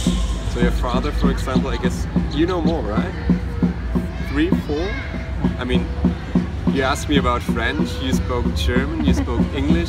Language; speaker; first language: English; non-native, fluent; German